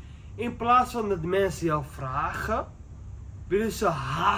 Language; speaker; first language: Dutch; early bilingual, other home language; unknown